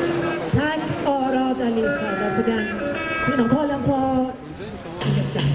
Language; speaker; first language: Swedish; non-native, fluent; Persian